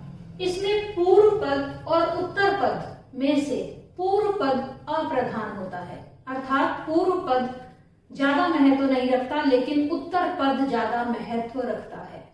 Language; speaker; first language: Hindi; native; Hindi